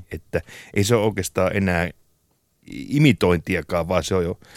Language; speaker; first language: Finnish; native; Finnish